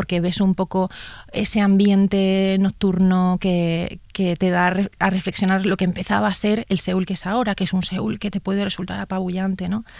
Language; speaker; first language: Spanish; native; Spanish